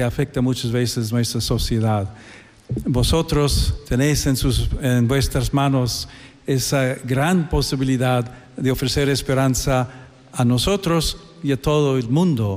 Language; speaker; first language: Spanish; non-native, fluent; English